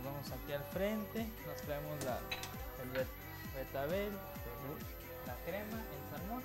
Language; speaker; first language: Spanish; native; Spanish